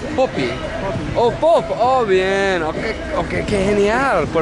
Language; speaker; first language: Spanish; non-native, learner; English